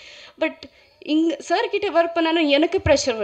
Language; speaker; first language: Tamil; non-native, learner; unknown